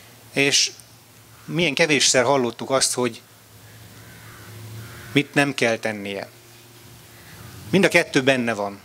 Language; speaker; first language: Hungarian; native; Hungarian